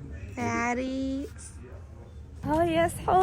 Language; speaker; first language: Arabic; native; Arabic